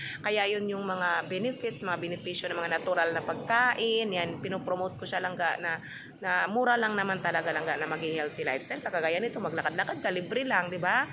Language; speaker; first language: Filipino; non-native, local second language; Cebuano